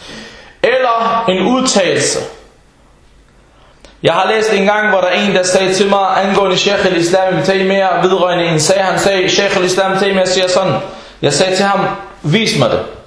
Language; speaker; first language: Danish; early bilingual, other home language; Arabic